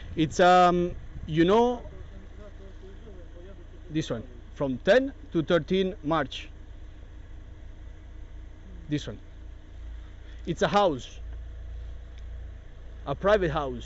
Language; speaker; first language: English; non-native, learner; Italian